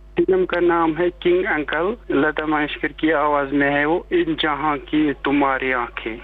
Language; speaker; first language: Hindi; non-native, local second language; Kashmiri